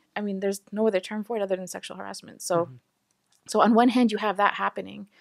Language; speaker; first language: English; native; English